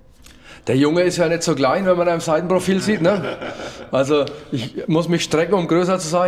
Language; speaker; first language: German; native; German